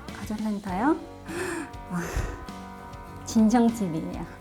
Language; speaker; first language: Korean; non-native, fluent; Russian